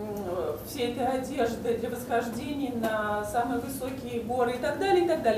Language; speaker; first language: Russian; native; Russian